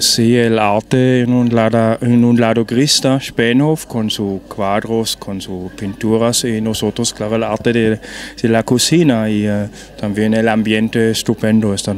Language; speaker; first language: Spanish; non-native, fluent; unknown